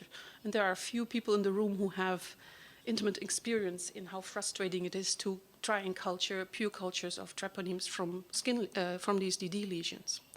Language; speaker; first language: English; non-native, fluent; German